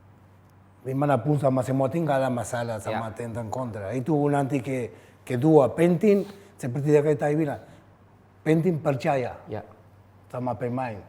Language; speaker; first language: Indonesian; non-native, fluent; Spanish